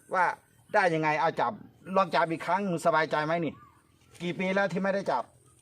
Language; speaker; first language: Thai; native; Thai